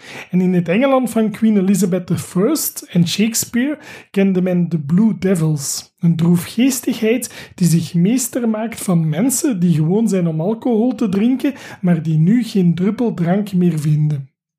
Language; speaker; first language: Dutch; native; Dutch